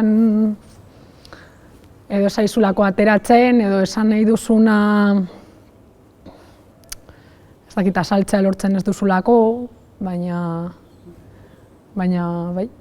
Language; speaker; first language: Basque; non-native, local second language; Spanish